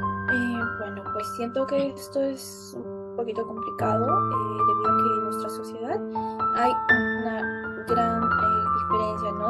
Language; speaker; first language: Spanish; native; Spanish